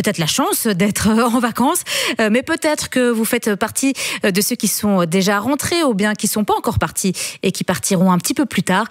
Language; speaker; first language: French; native; French